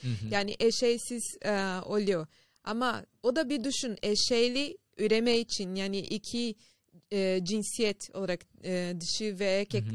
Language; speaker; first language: Turkish; non-native, learner; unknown